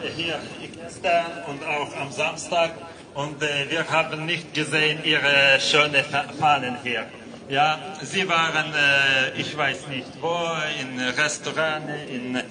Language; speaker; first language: German; non-native, fluent; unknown